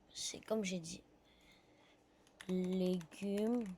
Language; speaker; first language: French; non-native, learner; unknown